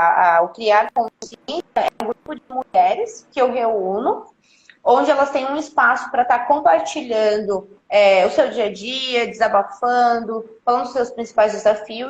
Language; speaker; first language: Portuguese; native; Portuguese